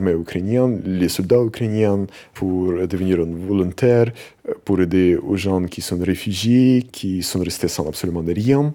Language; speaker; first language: French; non-native, fluent; Russian